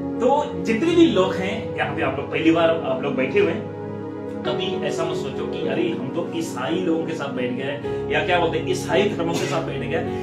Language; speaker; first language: Hindi; native; Hindi